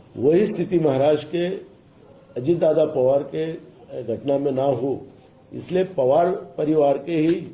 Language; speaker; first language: Hindi; non-native, local second language; Marathi